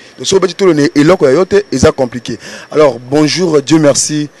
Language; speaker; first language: Lingala; native; Lingala